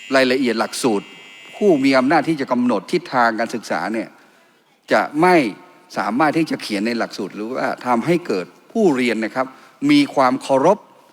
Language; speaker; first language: Thai; non-native, local second language; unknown